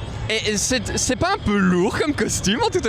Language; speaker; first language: French; native; French